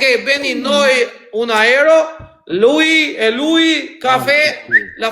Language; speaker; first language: Italian; non-native, learner; Albanian